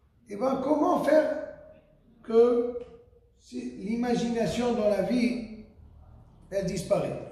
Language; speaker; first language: French; native; French